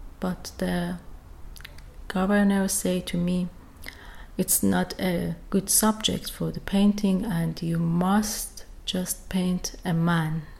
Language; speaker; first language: English; non-native, learner; Persian